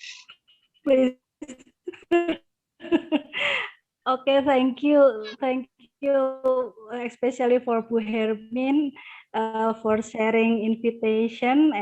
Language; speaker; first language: English; non-native, learner; Indonesian